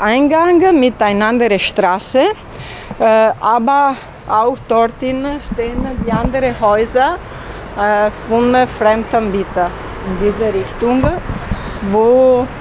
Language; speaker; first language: German; non-native, learner; Italian